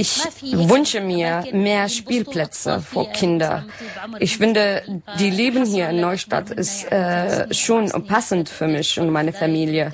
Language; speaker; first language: German; non-native, learner; Arabic